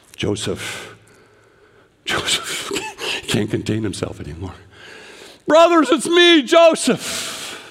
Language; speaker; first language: English; native; English